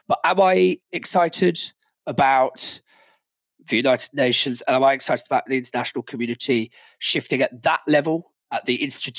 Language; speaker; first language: English; native; English